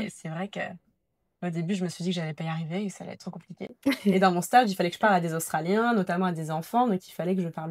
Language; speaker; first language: French; native; French